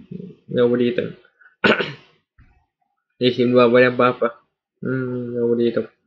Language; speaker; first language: Spanish; non-native, learner; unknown